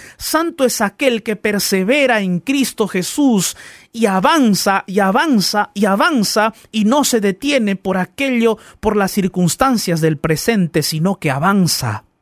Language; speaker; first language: Spanish; native; Spanish